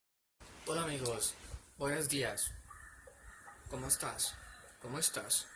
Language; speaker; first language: Spanish; non-native, learner; Hindi